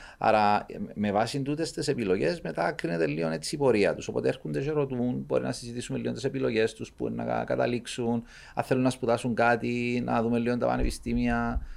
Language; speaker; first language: Greek; native; Greek